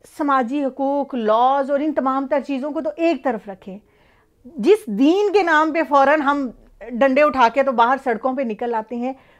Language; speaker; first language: Urdu; native; Urdu